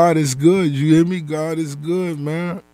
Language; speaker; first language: English; native; English